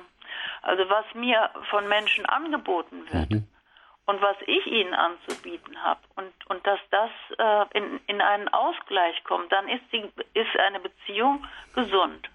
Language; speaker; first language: German; native; German